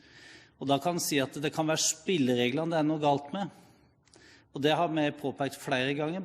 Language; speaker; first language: Norwegian; native; Norwegian